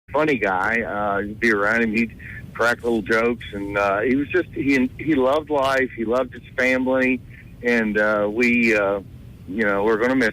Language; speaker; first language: English; native; English